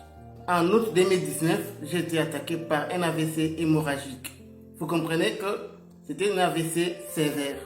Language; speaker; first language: French; non-native, local second language; Lingala